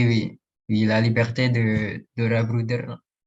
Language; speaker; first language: French; non-native, learner; Indonesian